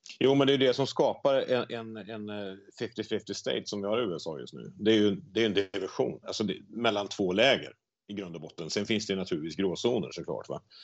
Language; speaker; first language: Swedish; native; Swedish